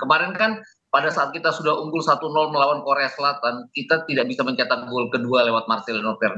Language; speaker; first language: Indonesian; native; Indonesian